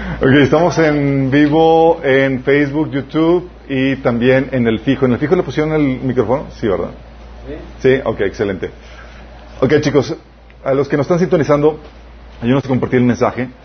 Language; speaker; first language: Spanish; native; Spanish